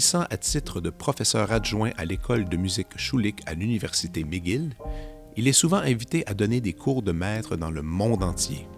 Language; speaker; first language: French; native; French